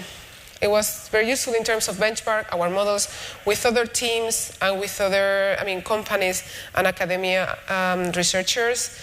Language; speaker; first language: English; non-native, fluent; Spanish